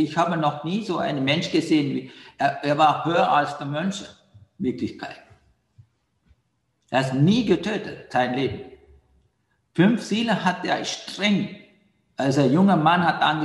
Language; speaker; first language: German; non-native, learner; Sinhala